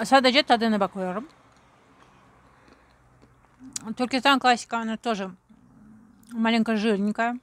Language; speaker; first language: Turkish; non-native, learner; Russian